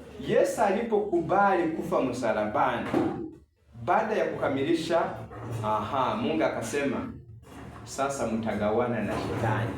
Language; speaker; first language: Swahili; non-native, local second language; Rundi